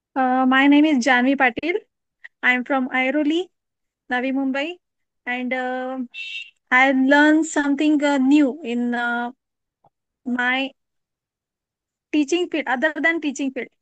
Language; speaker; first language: English; non-native, learner; Marathi